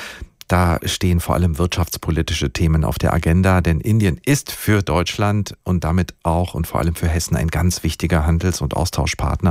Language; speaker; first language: German; native; German